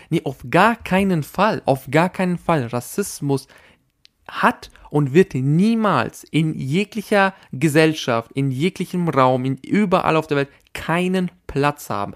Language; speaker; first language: German; early bilingual, other home language; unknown